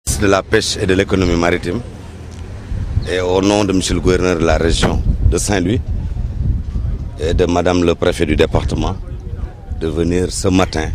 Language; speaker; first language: French; non-native, local second language; Wolof